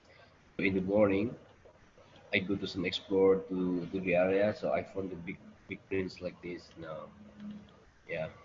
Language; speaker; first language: English; non-native, learner; Indonesian